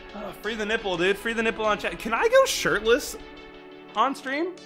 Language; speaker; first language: English; native; English